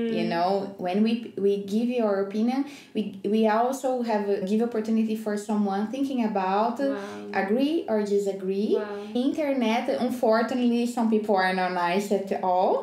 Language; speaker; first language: English; non-native, learner; Portuguese